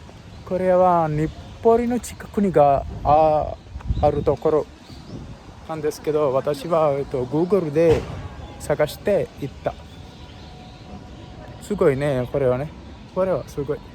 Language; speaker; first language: Japanese; non-native, learner; Sinhala